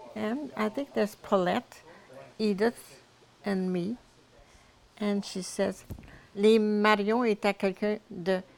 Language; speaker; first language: English; non-native, local second language; French